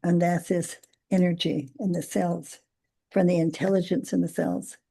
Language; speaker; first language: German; non-native, learner; English